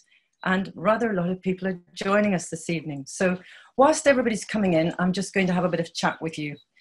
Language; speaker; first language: English; native; English